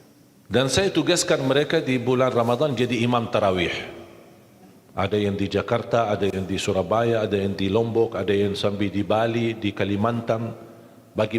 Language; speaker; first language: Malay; non-native, fluent; Arabic